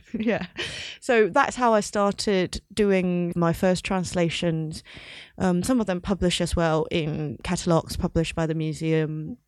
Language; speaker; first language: English; non-native, local second language; Cantonese